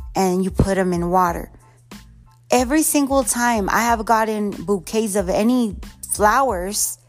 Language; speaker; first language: English; early bilingual, other home language; Spanish